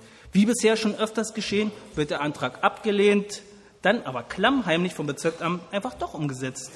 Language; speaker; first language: German; native; German